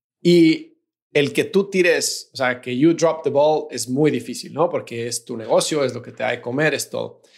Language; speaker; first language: Spanish; native; Spanish